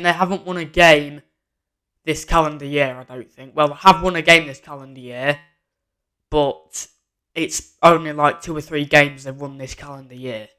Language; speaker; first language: English; native; English